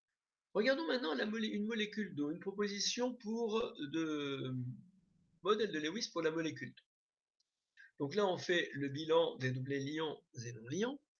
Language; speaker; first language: French; native; French